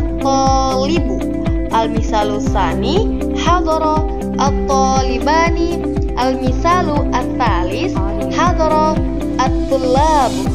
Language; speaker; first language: Arabic; non-native, learner; Indonesian